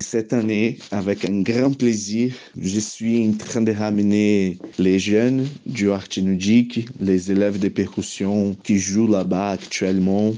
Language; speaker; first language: French; non-native, fluent; Portuguese